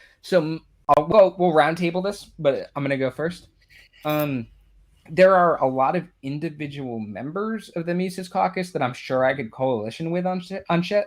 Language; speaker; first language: English; native; English